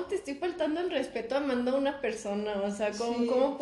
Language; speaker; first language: Spanish; native; Spanish